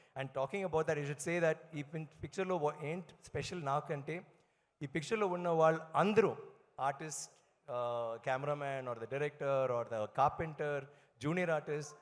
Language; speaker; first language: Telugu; non-native, learner; Tamil